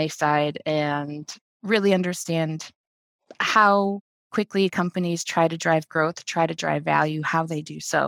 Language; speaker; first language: English; native; English